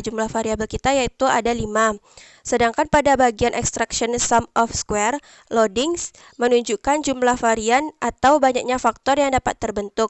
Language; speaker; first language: Indonesian; native; Indonesian